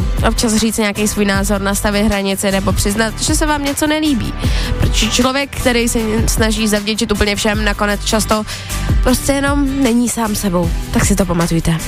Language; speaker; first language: Czech; native; Czech